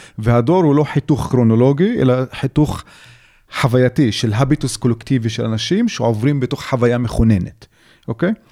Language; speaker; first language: Hebrew; non-native, local second language; Arabic